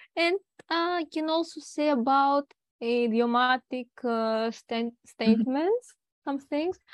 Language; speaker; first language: English; non-native, learner; Greek